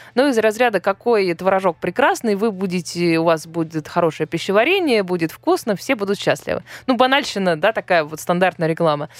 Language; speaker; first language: Russian; native; Russian